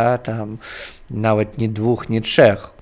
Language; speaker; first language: Polish; non-native, learner; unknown